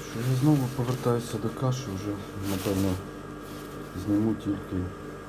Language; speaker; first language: Ukrainian; non-native, local second language; Russian